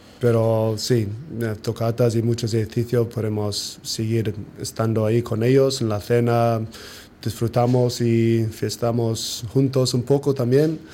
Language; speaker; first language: Spanish; non-native, fluent; English